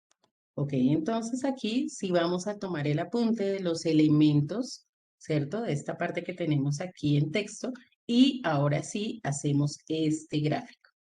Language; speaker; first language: Spanish; native; Spanish